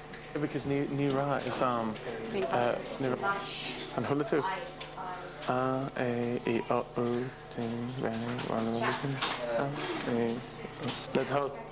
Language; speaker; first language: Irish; non-native, learner; English